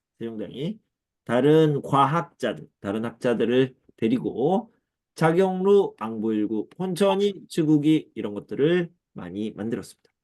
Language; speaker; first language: Korean; native; Korean